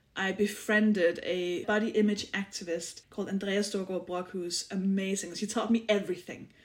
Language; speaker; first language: English; non-native, fluent; Danish